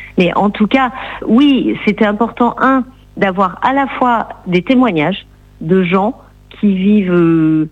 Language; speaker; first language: French; native; French